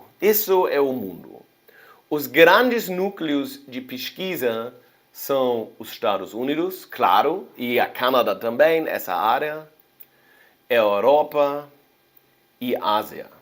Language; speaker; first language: Portuguese; non-native, fluent; German